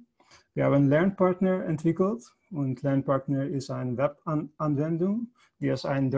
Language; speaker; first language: German; non-native, fluent; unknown